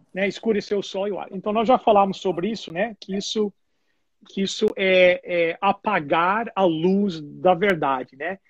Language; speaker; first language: Portuguese; non-native, fluent; English